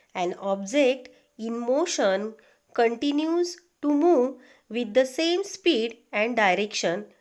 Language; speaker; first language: English; non-native, local second language; Marathi